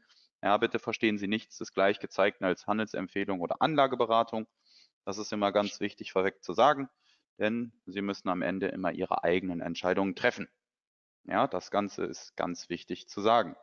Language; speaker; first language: German; native; German